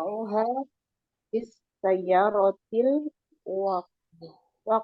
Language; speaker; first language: Arabic; non-native, learner; Indonesian